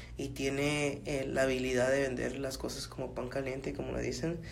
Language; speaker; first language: Spanish; early bilingual, heritage; Spanish